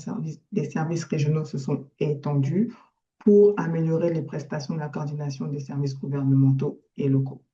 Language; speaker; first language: French; native; French